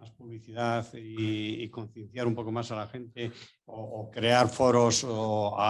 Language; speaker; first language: Spanish; native; Spanish